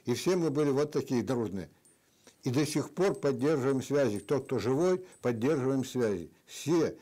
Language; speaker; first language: Russian; native; Russian